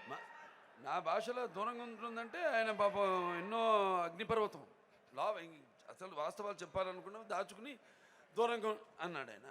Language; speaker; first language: Telugu; native; Telugu